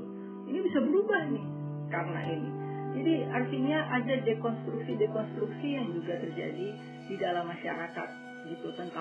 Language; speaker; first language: Indonesian; native; Indonesian